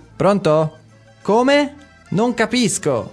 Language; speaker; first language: Italian; native; Italian